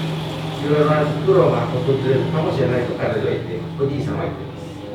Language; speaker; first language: Japanese; non-native, fluent; Indonesian